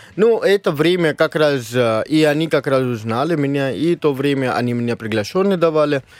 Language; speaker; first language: Russian; non-native, learner; Marathi